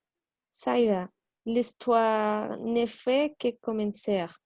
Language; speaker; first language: French; non-native, learner; Spanish